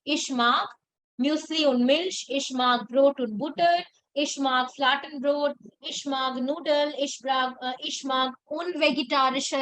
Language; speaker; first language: German; non-native, fluent; Hindi